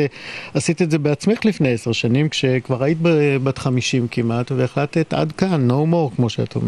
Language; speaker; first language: Hebrew; native; Hebrew